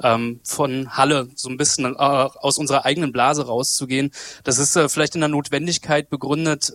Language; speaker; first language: German; native; German